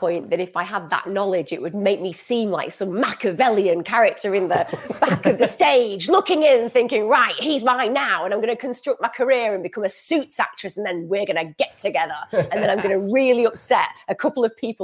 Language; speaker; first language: English; native; English